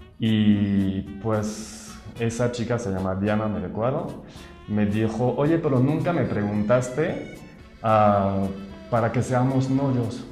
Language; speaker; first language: Spanish; non-native, fluent; French